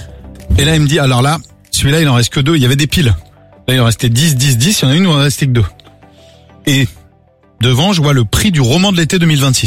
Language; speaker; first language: French; native; French